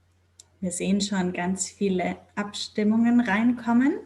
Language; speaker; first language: German; native; German